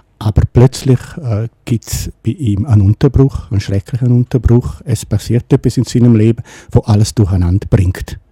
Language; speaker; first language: German; non-native, local second language; Romansh